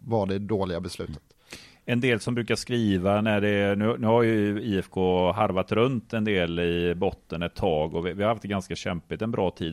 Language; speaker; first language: Swedish; native; Swedish